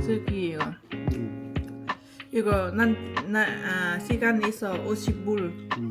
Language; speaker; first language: Korean; non-native, learner; Lao